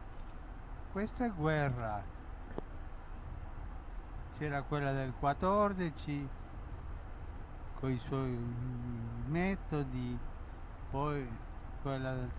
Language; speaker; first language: Italian; early bilingual, heritage; Spanish